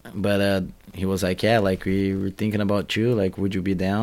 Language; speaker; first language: English; non-native, fluent; Portuguese